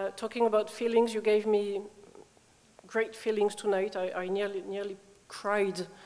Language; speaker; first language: English; non-native, fluent; French